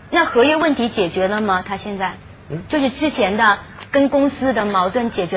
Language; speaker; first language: Chinese; native; Chinese